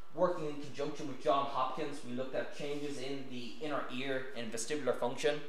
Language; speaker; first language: English; native; English